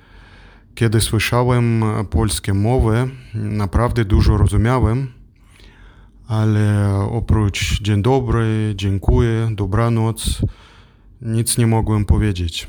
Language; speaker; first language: Polish; non-native, learner; German